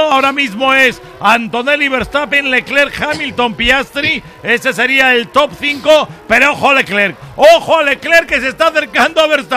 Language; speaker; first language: Spanish; native; Spanish